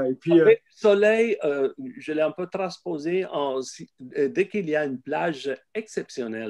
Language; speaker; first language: French; non-native, fluent; Italian